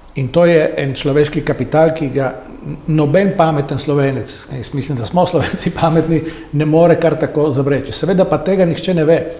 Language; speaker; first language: Slovenian; native; Slovenian